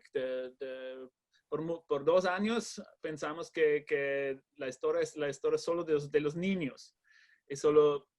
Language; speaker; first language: Spanish; non-native, learner; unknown